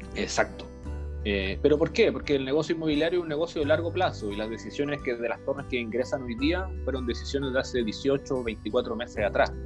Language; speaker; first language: Spanish; native; Spanish